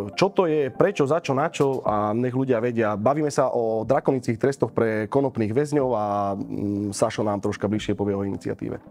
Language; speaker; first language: Slovak; native; Slovak